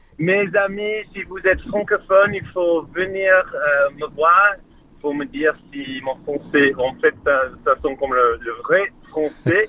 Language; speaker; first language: French; non-native, learner; English